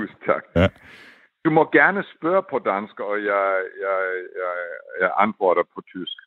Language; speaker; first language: Danish; early bilingual, heritage; German